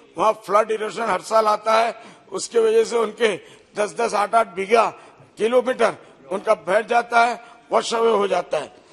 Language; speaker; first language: Hindi; non-native, local second language; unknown